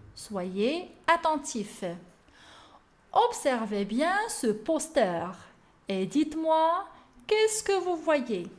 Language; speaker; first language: French; non-native, local second language; Arabic